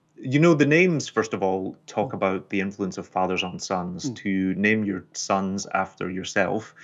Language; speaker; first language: English; non-native, local second language; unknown